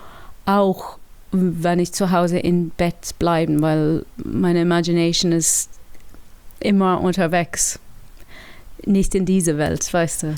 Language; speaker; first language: German; non-native, learner; English